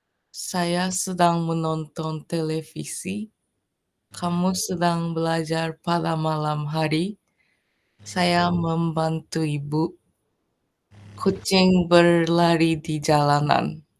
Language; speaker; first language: Indonesian; non-native, learner; Japanese